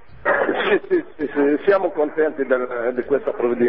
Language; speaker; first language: Italian; non-native, learner; Arabic